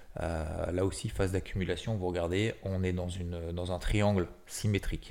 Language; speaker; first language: French; native; French